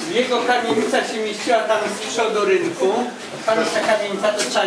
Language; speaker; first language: Polish; native; Polish